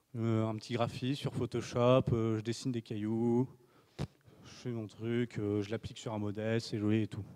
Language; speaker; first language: French; native; French